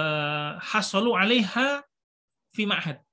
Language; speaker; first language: Arabic; non-native, fluent; Indonesian